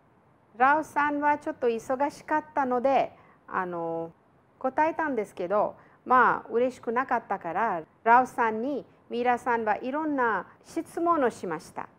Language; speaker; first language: Japanese; non-native, fluent; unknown